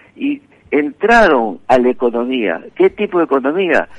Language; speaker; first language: Spanish; native; Spanish